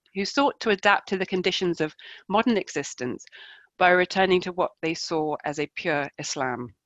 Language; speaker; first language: English; native; English